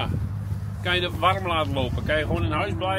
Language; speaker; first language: Dutch; native; Dutch